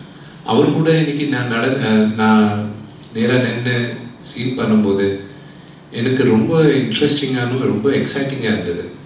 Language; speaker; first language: Tamil; non-native, local second language; Telugu